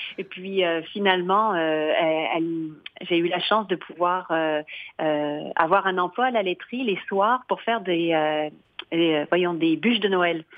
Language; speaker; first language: French; native; French